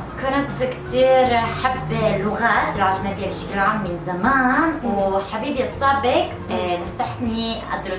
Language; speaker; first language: Arabic; non-native, learner; Korean